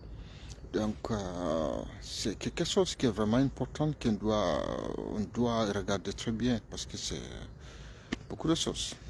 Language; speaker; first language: French; non-native, fluent; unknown